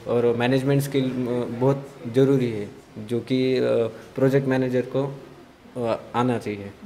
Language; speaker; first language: Hindi; non-native, local second language; Marathi